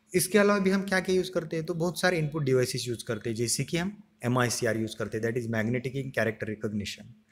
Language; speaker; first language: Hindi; non-native, local second language; Marathi